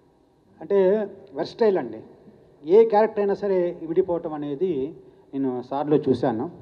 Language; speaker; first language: Telugu; native; Telugu